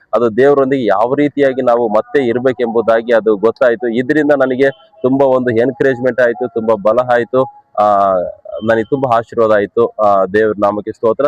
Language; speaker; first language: Kannada; native; Kannada